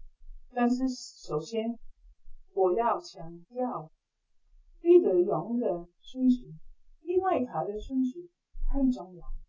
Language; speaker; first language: Chinese; non-native, fluent; English